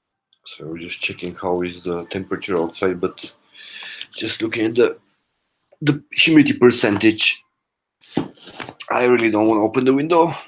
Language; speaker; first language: English; non-native, fluent; Korean